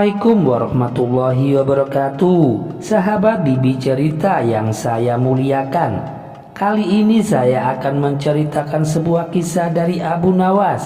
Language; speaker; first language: Indonesian; native; Indonesian